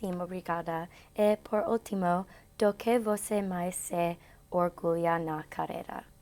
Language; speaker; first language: Portuguese; non-native, learner; English